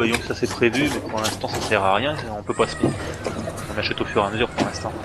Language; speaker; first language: French; native; French